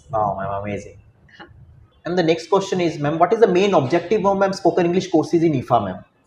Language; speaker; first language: English; non-native, local second language; Bangla